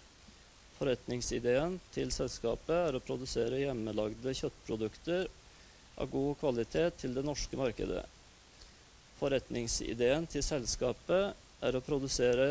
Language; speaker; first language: Norwegian; native; Norwegian